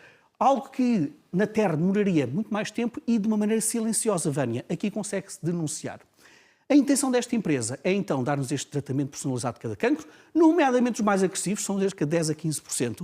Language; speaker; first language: Portuguese; native; Portuguese